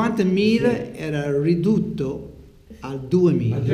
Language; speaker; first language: Italian; non-native, learner; English